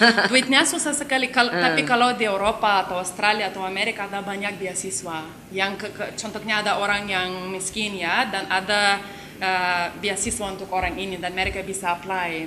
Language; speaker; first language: Indonesian; non-native, learner; Lithuanian